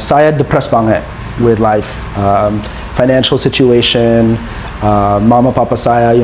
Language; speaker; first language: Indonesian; non-native, learner; English